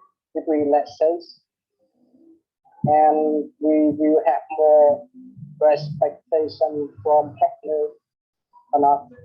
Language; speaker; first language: English; non-native, learner; Vietnamese